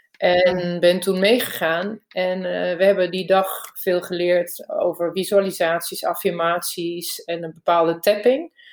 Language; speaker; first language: Dutch; non-native, fluent; German